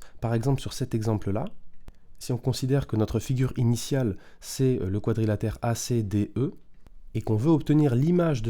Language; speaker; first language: French; native; French